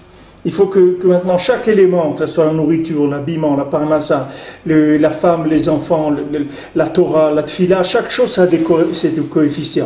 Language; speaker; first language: French; native; French